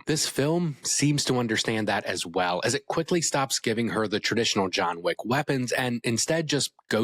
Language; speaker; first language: English; native; English